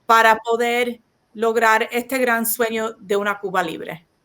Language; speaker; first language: Spanish; early bilingual, heritage; Spanish